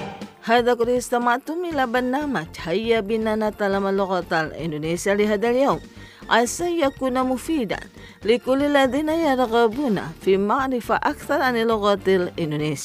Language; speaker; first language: Arabic; non-native, fluent; Indonesian